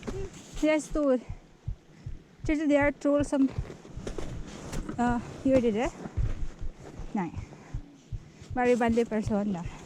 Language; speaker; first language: Norwegian; non-native, learner; Filipino